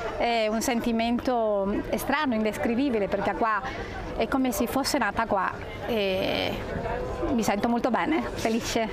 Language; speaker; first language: Italian; non-native, fluent; Spanish